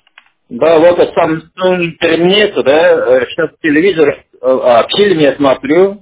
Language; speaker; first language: Russian; non-native, learner; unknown